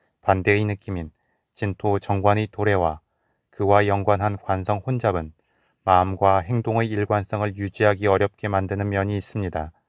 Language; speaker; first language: Korean; native; Korean